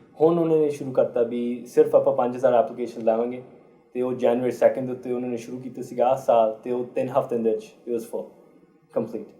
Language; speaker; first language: Punjabi; early bilingual, heritage; Punjabi